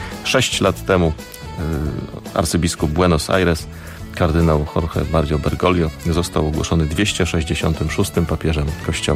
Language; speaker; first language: Polish; native; Polish